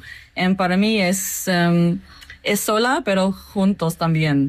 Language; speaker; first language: Spanish; non-native, fluent; English